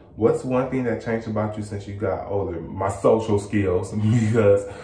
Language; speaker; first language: English; native; English